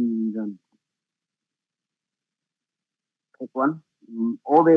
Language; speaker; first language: Korean; non-native, learner; Nepali